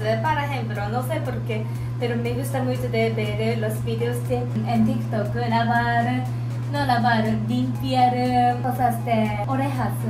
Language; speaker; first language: Spanish; non-native, learner; Japanese